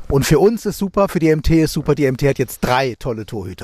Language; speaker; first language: German; native; German